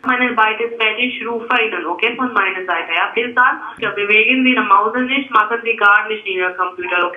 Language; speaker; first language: German; non-native, learner; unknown